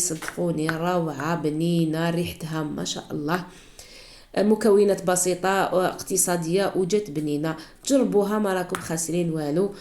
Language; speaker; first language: Arabic; native; Arabic